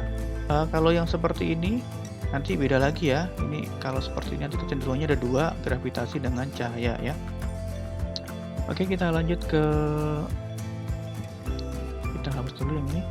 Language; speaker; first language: Indonesian; native; Indonesian